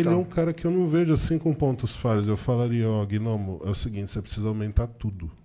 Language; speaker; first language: Portuguese; native; Portuguese